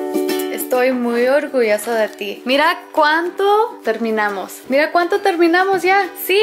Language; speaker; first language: Spanish; early bilingual, heritage; English